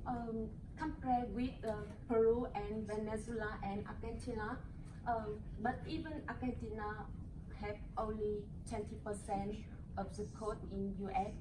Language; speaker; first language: English; non-native, learner; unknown